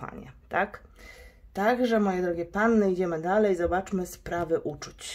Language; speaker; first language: Polish; native; Polish